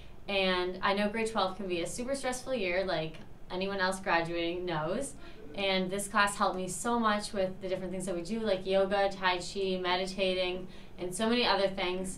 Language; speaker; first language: English; native; English